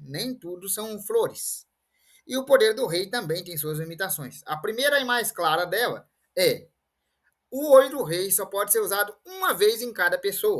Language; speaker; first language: Portuguese; native; Portuguese